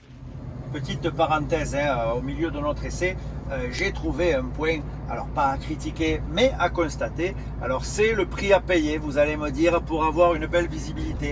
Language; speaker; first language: French; native; French